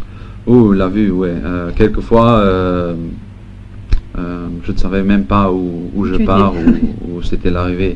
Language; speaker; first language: French; non-native, local second language; Luxembourgish